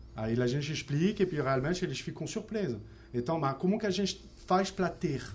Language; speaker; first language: Portuguese; non-native, fluent; French